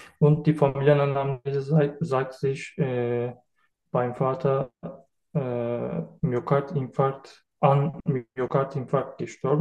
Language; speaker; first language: German; non-native, learner; Turkish